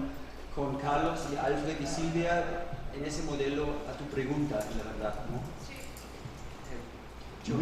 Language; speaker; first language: Spanish; non-native, fluent; German